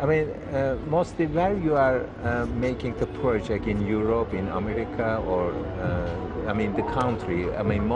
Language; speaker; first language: English; non-native, learner; Turkish